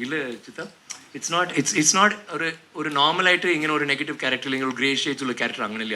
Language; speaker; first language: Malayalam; non-native, learner; Tamil